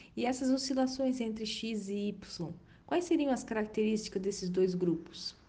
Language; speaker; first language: Portuguese; native; Portuguese